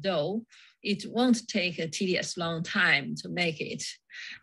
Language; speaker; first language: English; non-native, fluent; Chinese